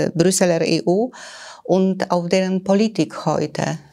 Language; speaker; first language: German; non-native, fluent; Polish